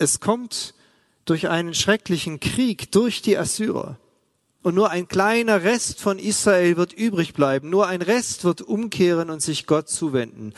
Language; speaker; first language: German; native; German